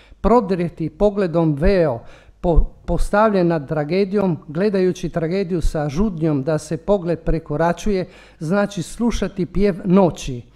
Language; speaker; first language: Croatian; non-native, local second language; Italian